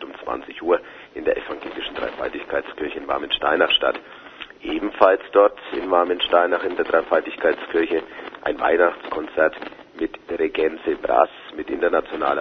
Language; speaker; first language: German; native; German